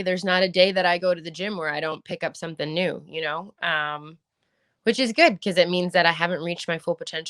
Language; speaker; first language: English; native; English